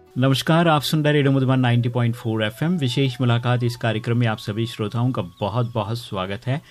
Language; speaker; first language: Hindi; native; Hindi